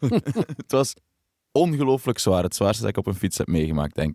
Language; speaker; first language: Dutch; native; Dutch